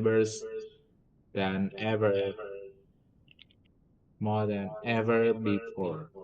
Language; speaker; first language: English; non-native, learner; Vietnamese